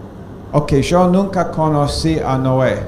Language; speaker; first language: Spanish; non-native, fluent; English